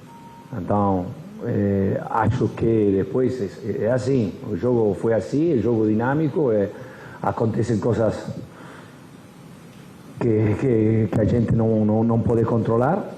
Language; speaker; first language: Portuguese; non-native, fluent; Spanish